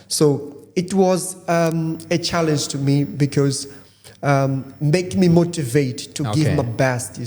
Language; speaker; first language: English; non-native, fluent; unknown